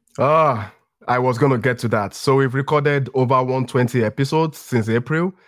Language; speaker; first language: English; non-native, local second language; Yoruba